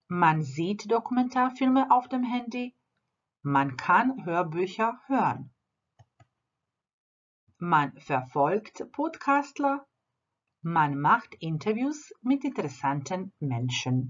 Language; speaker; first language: German; non-native, fluent; Croatian